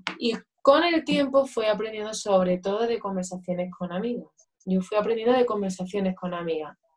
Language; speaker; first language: Spanish; native; Spanish